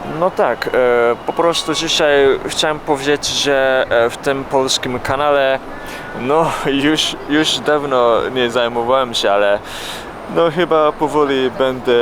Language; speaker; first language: Polish; non-native, learner; Japanese